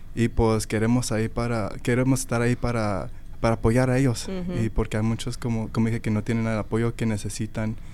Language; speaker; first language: Spanish; early bilingual, heritage; Spanish